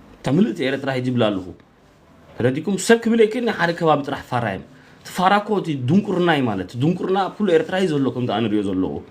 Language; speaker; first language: Tigrinya; early bilingual, heritage; Tigrinya